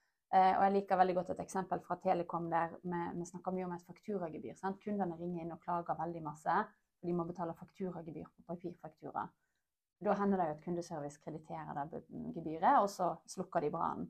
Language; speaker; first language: Norwegian; native; Norwegian